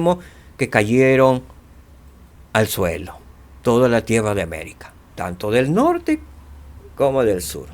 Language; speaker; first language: Spanish; native; Spanish